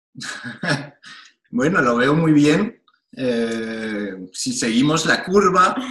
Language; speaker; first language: Spanish; non-native, fluent; French